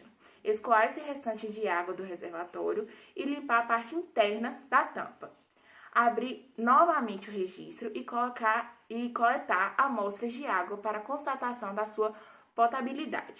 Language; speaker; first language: Portuguese; native; Portuguese